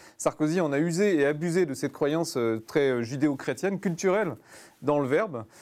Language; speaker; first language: French; native; French